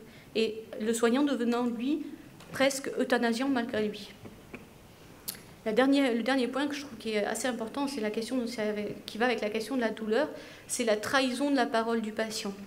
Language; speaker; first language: French; native; French